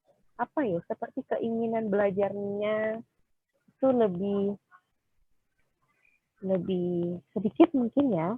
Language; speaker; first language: Indonesian; native; Indonesian